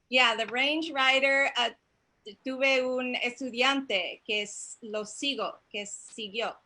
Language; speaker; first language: Spanish; non-native, fluent; English